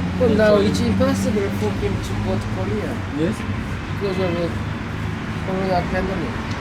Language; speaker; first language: English; non-native, learner; Korean